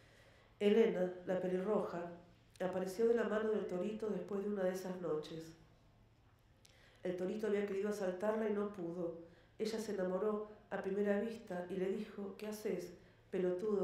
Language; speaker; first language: Spanish; native; Spanish